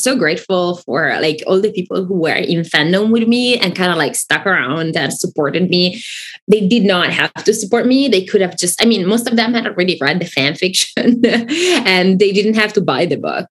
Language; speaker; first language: English; non-native, fluent; Italian